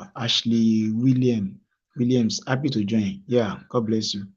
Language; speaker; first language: English; non-native, local second language; Yoruba